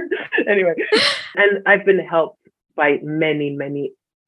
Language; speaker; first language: English; native; English